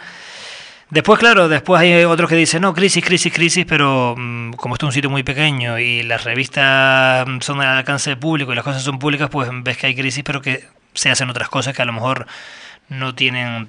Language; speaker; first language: Spanish; native; Spanish